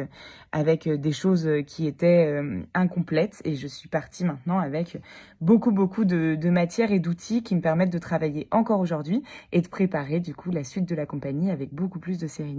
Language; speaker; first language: French; native; French